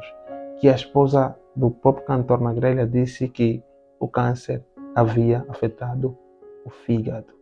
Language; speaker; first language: Portuguese; native; Portuguese